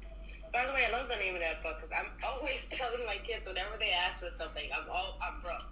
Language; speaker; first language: English; native; English